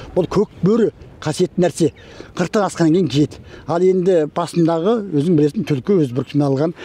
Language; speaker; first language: Kazakh; early bilingual, heritage; Kazakh